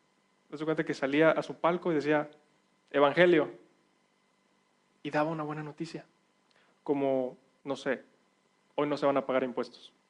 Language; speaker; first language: Spanish; native; Spanish